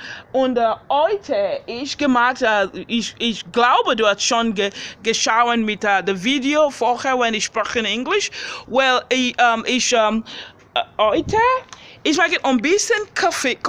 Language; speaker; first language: German; non-native, learner; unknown